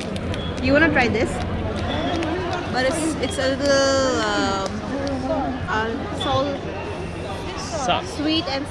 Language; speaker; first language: English; non-native, local second language; Hindi